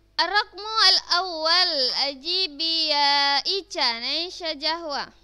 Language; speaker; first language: Arabic; non-native, fluent; Indonesian